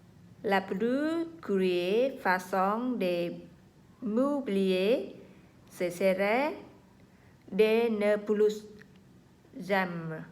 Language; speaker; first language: French; non-native, learner; Vietnamese